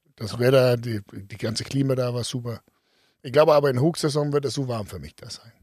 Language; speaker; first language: German; non-native, fluent; Danish